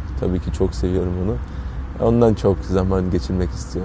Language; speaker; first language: Turkish; early bilingual, heritage; Turkish